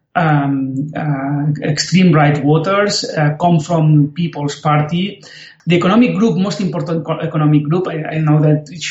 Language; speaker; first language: English; non-native, fluent; Spanish